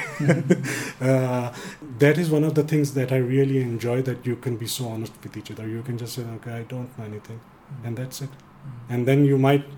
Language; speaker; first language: English; non-native, fluent; Danish